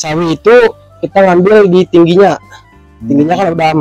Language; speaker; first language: Indonesian; native; Indonesian